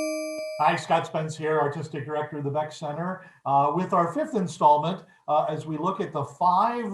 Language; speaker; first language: English; native; English